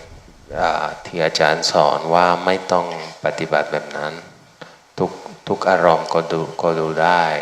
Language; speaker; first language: Thai; non-native, fluent; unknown